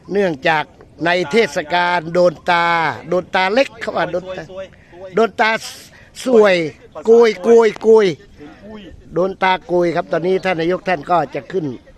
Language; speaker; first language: Thai; non-native, local second language; Northern Khmer